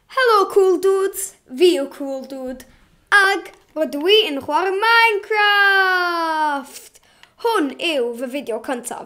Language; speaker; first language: Welsh; non-native, local second language; English